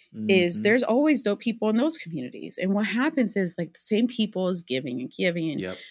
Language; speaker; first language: English; early bilingual, other home language; Spanish